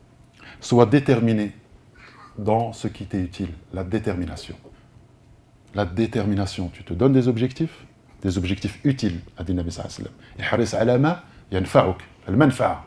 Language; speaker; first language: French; native; French